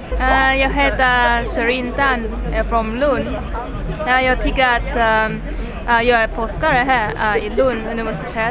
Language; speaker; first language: Swedish; non-native, learner; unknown